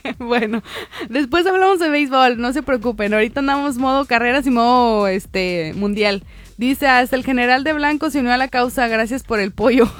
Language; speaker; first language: Spanish; native; Spanish